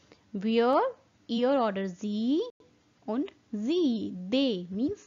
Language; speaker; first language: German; non-native, fluent; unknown